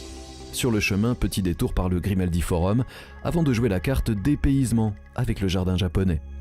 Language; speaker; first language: French; native; French